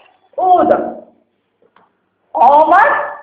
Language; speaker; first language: German; non-native, fluent; Arabic